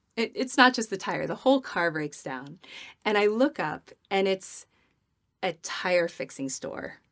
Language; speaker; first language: English; native; English